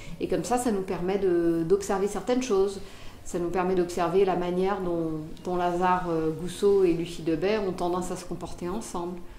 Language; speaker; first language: French; native; French